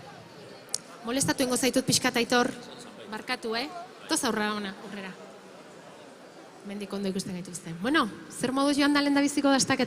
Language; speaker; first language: Basque; native; Basque